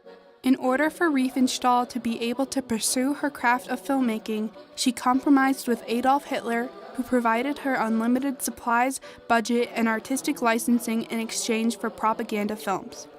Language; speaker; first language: English; native; English